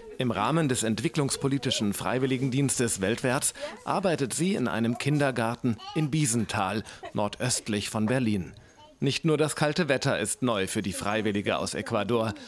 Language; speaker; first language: German; native; German